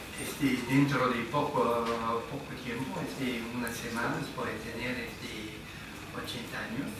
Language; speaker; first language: Spanish; non-native, fluent; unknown